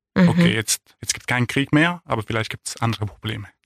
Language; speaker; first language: German; non-native, fluent; Arabic